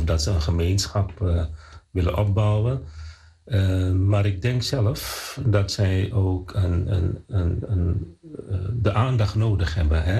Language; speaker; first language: Dutch; non-native, fluent; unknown